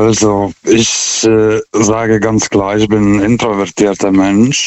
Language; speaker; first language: German; non-native, fluent; Lithuanian